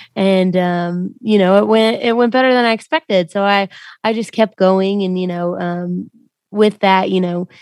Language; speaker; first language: English; native; English